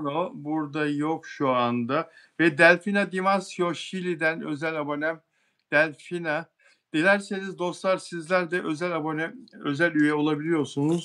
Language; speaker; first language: Turkish; native; Turkish